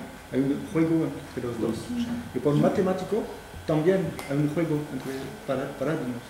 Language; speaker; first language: Spanish; non-native, fluent; French